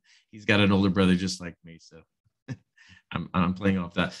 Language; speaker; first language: English; early bilingual, other home language; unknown